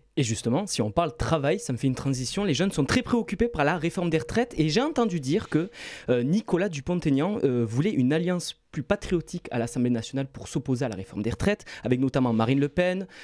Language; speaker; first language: French; native; French